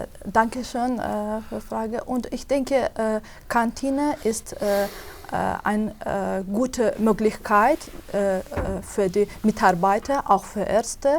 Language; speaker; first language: German; non-native, fluent; Azerbaijani